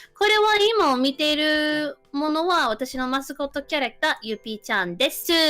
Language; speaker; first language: Japanese; non-native, learner; English